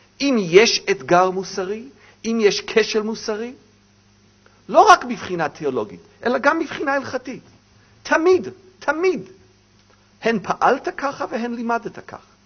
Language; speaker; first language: Hebrew; non-native, fluent; English